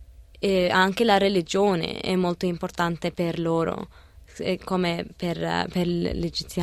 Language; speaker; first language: Italian; non-native, learner; Arabic